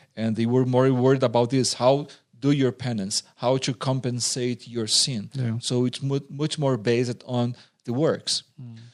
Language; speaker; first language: English; non-native, fluent; Portuguese